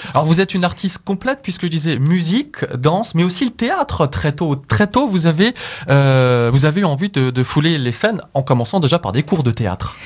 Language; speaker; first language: French; native; French